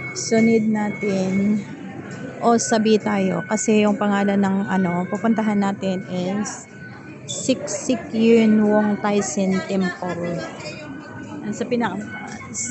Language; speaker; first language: Filipino; non-native, local second language; Iloko